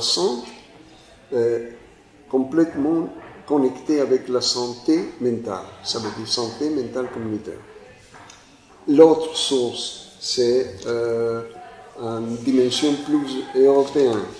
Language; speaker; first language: French; non-native, fluent; Spanish